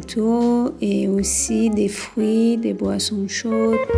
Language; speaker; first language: French; non-native, fluent; Turkish